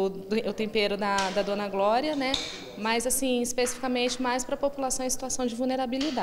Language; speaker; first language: Portuguese; native; Portuguese